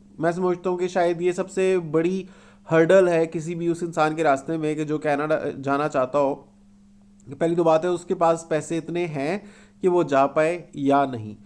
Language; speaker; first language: Urdu; native; Urdu